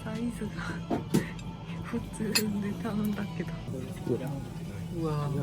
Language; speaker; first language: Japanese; non-native, fluent; Korean